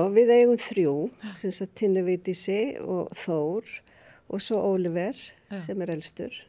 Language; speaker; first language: Icelandic; native; Icelandic